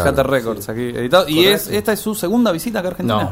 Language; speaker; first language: Spanish; native; Spanish